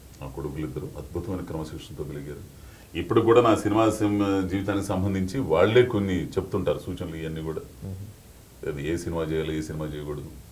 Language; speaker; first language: Telugu; native; Telugu